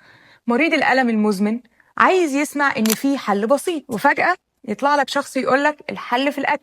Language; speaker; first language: Arabic; native; Arabic